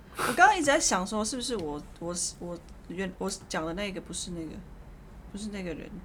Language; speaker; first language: Chinese; early bilingual, heritage; Chinese